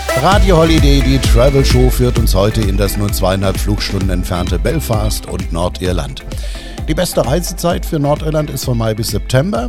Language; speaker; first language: German; native; German